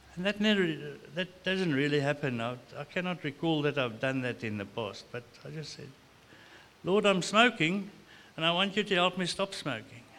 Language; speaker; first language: English; non-native, local second language; Afrikaans